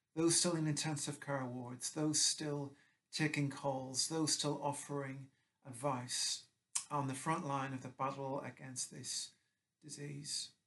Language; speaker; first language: English; native; English